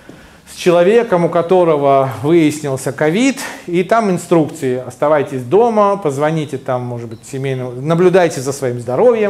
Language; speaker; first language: Russian; native; Russian